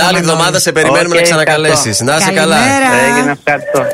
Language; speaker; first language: Greek; native; Greek